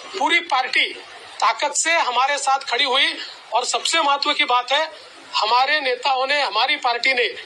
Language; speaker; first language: Hindi; non-native, local second language; Marathi